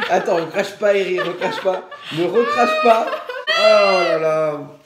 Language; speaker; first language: French; native; French